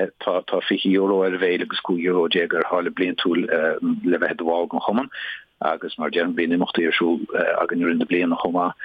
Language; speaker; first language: Irish; native; Irish